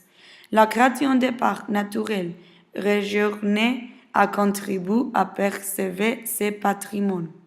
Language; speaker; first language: French; non-native, learner; Spanish